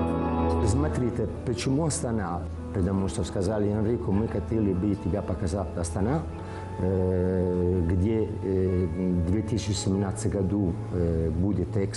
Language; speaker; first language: Russian; non-native, learner; Italian